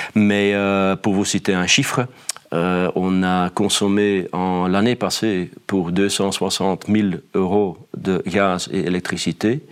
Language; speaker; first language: French; non-native, fluent; Dutch